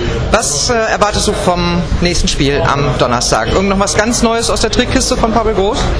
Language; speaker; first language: German; native; German